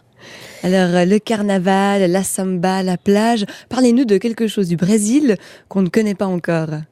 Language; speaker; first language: French; native; French